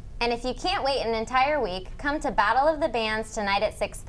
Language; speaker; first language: English; native; English